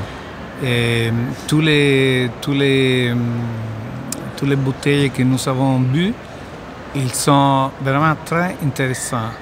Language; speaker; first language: French; non-native, learner; Italian